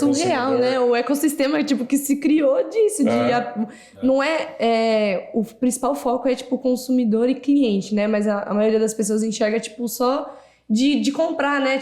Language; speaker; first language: Portuguese; native; Portuguese